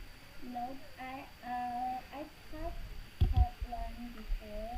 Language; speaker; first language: English; non-native, learner; Vietnamese